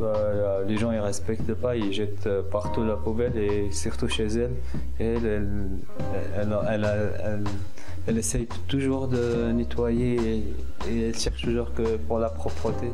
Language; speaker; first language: French; non-native, local second language; Arabic